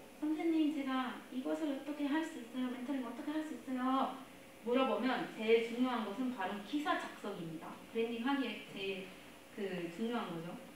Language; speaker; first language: Korean; non-native, fluent; Spanish